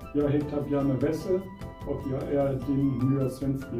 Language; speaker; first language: Swedish; non-native, learner; German